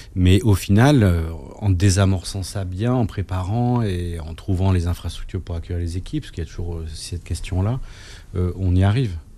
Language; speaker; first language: French; native; French